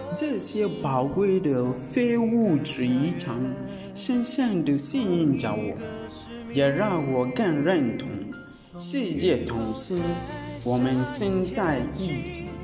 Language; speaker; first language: Chinese; non-native, fluent; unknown